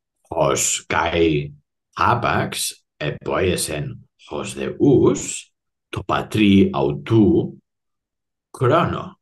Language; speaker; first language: Greek; non-native, fluent; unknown